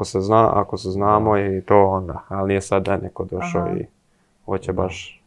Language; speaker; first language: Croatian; early bilingual, heritage; Croatian